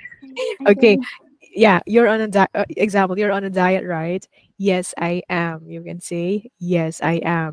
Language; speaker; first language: English; non-native, fluent; Vietnamese